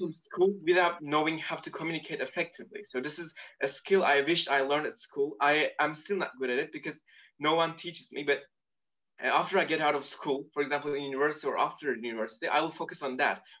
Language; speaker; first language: English; non-native, fluent; Turkish